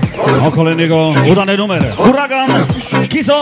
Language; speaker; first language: Polish; native; Polish